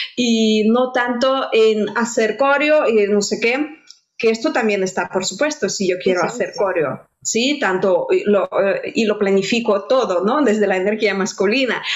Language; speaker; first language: Spanish; non-native, fluent; Russian